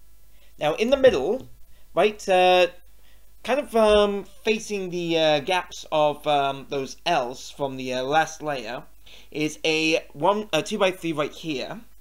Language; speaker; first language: English; native; English